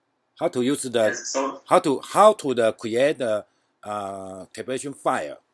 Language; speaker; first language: English; non-native, learner; Chinese